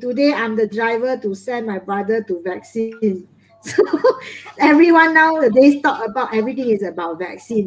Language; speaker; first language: English; non-native, local second language; Chinese